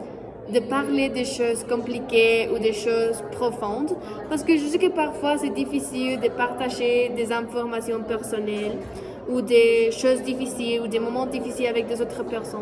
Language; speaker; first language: French; non-native, fluent; Spanish